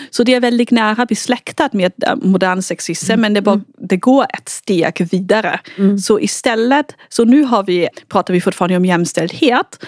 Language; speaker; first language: Swedish; non-native, fluent; German